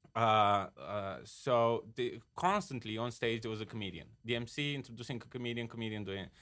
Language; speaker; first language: English; non-native, fluent; Romanian